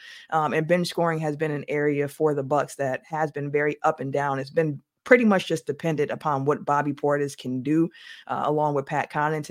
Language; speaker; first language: English; native; English